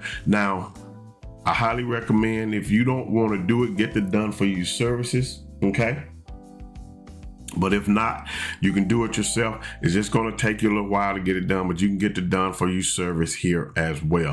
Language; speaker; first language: English; native; English